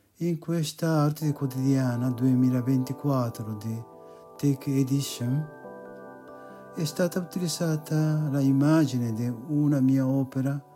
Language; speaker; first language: Italian; non-native, fluent; Japanese